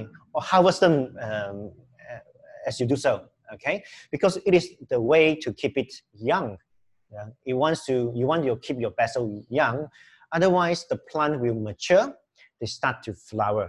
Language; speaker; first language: English; non-native, local second language; Chinese